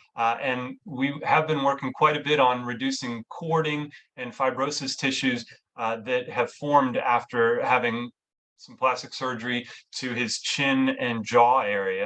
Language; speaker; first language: English; native; English